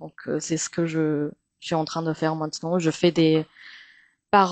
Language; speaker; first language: French; non-native, fluent; Chinese